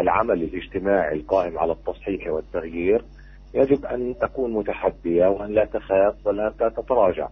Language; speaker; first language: Arabic; native; Arabic